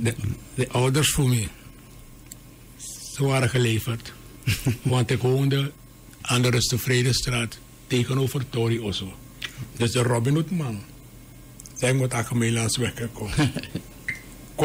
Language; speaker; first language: Dutch; non-native, local second language; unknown